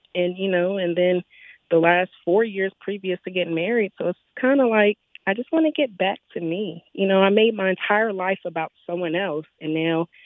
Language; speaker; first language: English; native; English